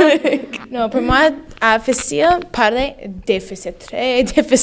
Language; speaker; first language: French; non-native, learner; English